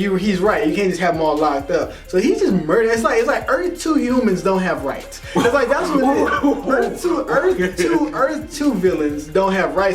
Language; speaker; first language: English; native; English